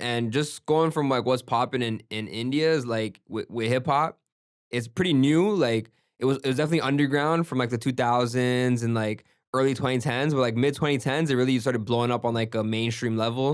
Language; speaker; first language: English; early bilingual, other home language; Gujarati